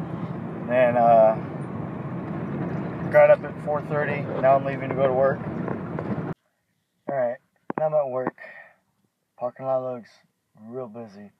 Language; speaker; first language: English; native; English